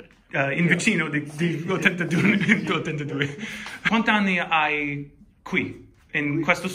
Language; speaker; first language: Italian; non-native, learner; English